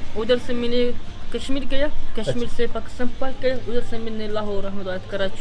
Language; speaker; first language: Hindi; non-native, learner; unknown